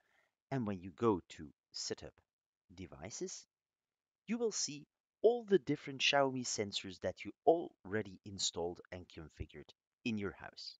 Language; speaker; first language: English; non-native, fluent; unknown